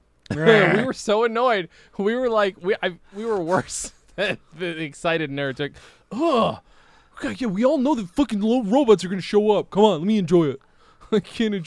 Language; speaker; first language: English; native; English